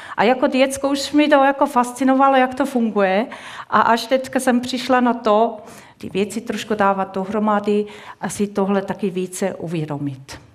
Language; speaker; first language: Czech; non-native, fluent; Swiss German